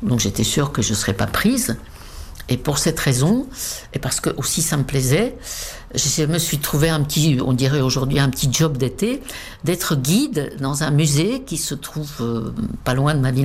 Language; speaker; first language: French; non-native, fluent; Czech